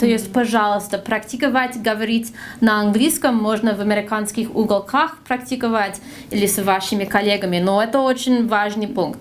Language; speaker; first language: Russian; non-native, fluent; English